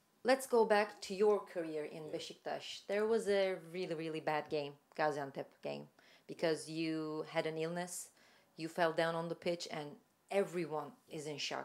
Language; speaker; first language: English; non-native, fluent; Turkish